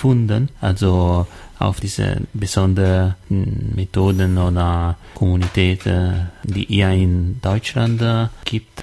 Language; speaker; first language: German; non-native, learner; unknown